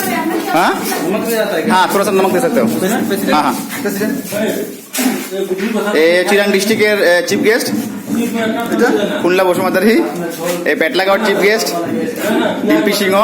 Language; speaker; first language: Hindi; non-native, local second language; Bangla